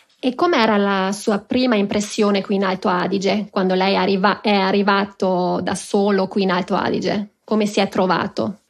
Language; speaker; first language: Italian; non-native, local second language; German